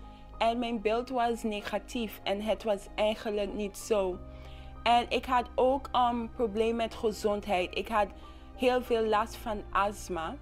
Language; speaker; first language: Dutch; non-native, local second language; English